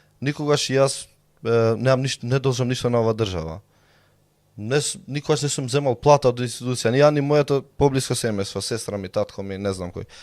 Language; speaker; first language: Macedonian; non-native, local second language; Albanian